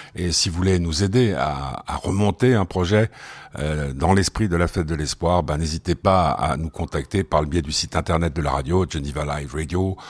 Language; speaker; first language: French; non-native, fluent; Spanish